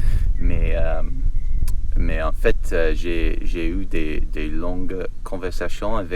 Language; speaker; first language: French; non-native, learner; English